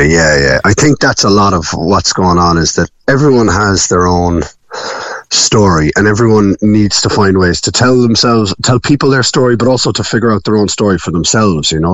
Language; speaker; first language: English; native; English